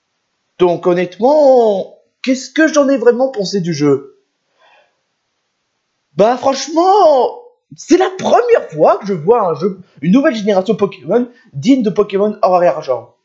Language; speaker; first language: French; native; French